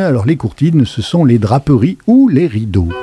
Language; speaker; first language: French; native; French